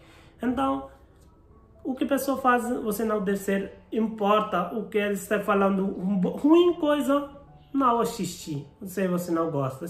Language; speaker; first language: Portuguese; non-native, learner; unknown